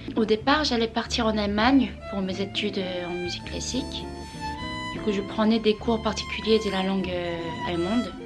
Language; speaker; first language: French; non-native, fluent; Korean